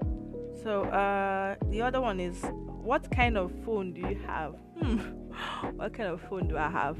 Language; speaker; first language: English; non-native, local second language; Igbo